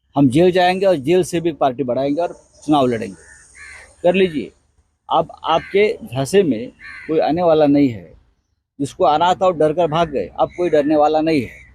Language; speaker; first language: Hindi; non-native, local second language; Marathi